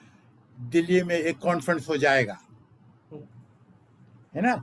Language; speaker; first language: Hindi; non-native, local second language; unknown